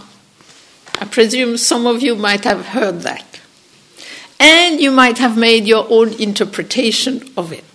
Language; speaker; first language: English; non-native, fluent; French